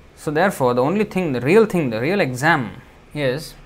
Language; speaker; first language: English; non-native, local second language; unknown